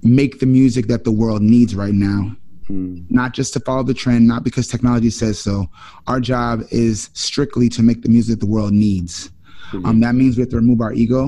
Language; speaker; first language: English; native; English